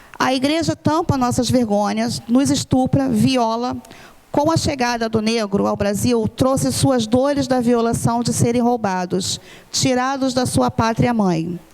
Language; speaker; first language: Portuguese; non-native, fluent; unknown